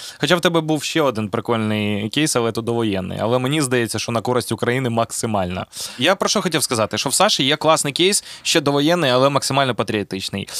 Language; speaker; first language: Ukrainian; native; Ukrainian